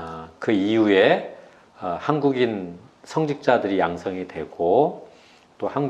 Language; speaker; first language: Korean; native; Korean